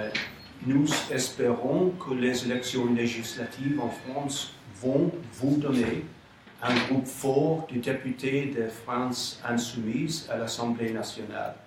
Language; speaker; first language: French; non-native, fluent; English